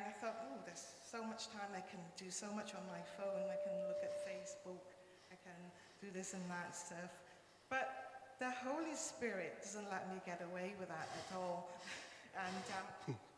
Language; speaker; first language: English; non-native, local second language; Cantonese